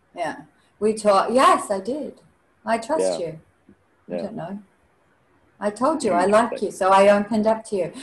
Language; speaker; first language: English; native; English